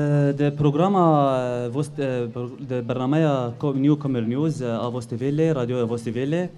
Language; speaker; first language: English; non-native, learner; Arabic